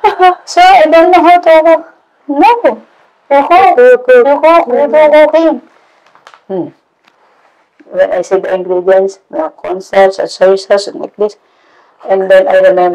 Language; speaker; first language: English; non-native, learner; Indonesian